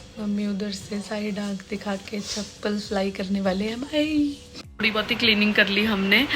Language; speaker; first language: Hindi; native; Hindi